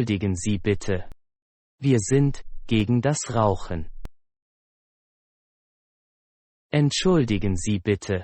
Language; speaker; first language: German; non-native, fluent; Persian